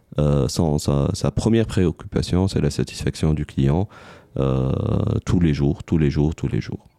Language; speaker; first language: French; non-native, local second language; Arabic